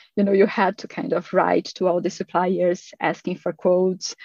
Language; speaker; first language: English; non-native, fluent; Portuguese